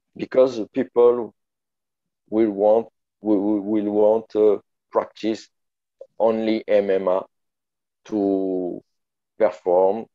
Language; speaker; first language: English; non-native, learner; French